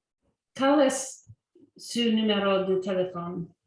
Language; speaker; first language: Spanish; non-native, learner; English